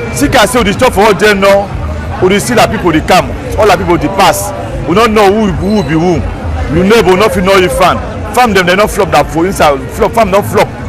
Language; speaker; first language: Nigerian Pidgin; non-native, local second language; French